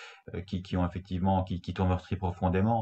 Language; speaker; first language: French; native; French